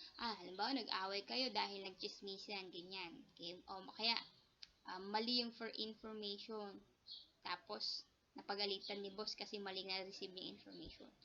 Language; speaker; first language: Filipino; non-native, local second language; Iloko